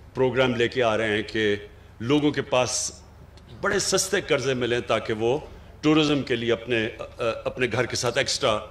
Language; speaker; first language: Urdu; native; Urdu